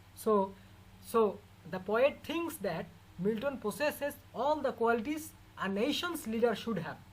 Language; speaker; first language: English; non-native, local second language; Bangla